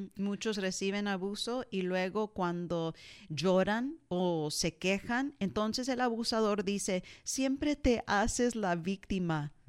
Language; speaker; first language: Spanish; early bilingual, heritage; English